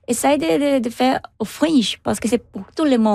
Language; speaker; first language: French; non-native, learner; Portuguese